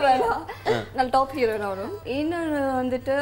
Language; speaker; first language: Tamil; non-native, local second language; Malayalam